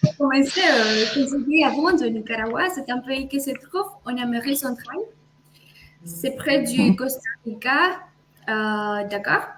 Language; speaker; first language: French; non-native, fluent; Spanish